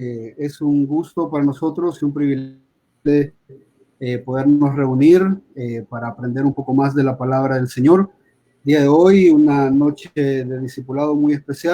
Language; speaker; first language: Spanish; native; Spanish